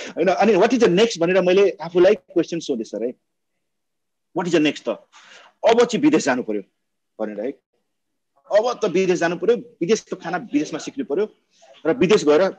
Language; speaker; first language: Nepali; non-native, local second language; Maithili